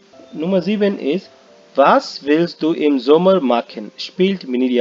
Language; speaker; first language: German; non-native, learner; Hindi